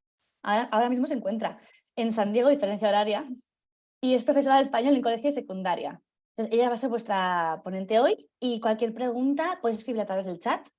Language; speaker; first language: Spanish; native; Spanish